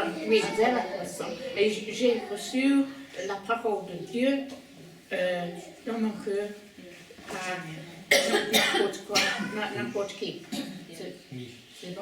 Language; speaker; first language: French; non-native, learner; English